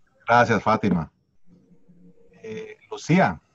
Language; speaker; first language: Spanish; native; Spanish